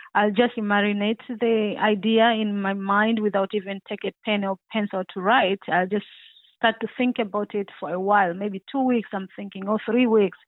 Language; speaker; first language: English; non-native, local second language; Swahili